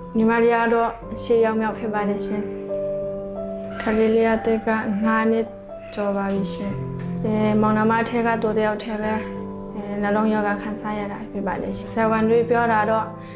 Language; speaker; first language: Burmese; non-native, local second language; Hakha Chin